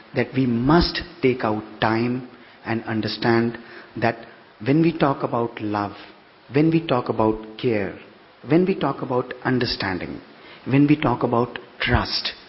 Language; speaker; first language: English; non-native, local second language; Hindi